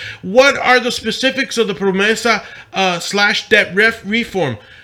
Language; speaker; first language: English; non-native, local second language; Spanish